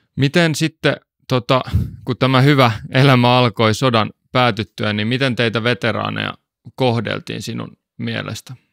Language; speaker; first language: Finnish; native; Finnish